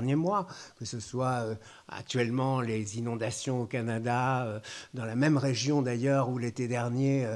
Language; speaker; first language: French; native; French